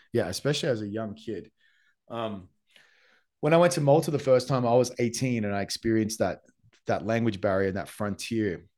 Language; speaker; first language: English; native; English